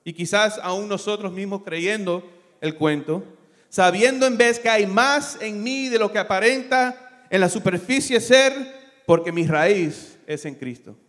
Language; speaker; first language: Spanish; early bilingual, other home language; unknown